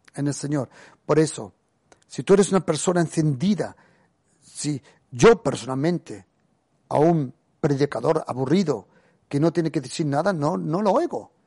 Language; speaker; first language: Spanish; early bilingual, other home language; German